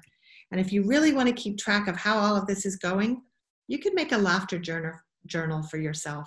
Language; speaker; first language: English; native; English